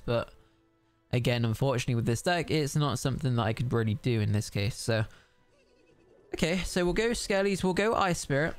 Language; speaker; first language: English; native; English